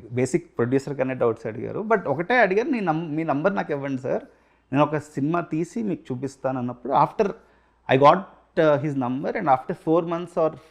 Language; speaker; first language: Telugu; native; Telugu